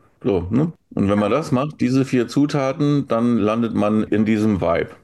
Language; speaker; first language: German; native; German